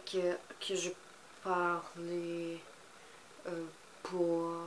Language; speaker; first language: French; non-native, learner; Portuguese